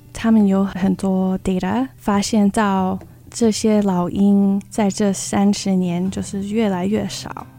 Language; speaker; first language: Chinese; early bilingual, heritage; Chinese